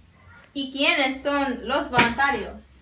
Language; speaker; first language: Spanish; non-native, learner; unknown